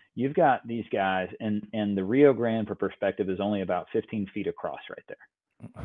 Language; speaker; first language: English; native; English